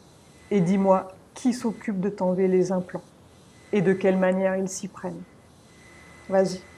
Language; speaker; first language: French; native; French